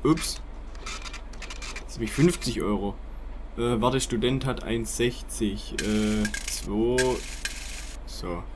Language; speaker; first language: German; native; German